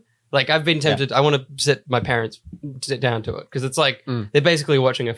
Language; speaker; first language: English; native; English